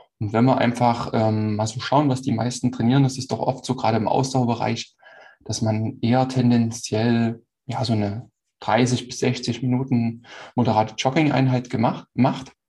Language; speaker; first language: German; native; German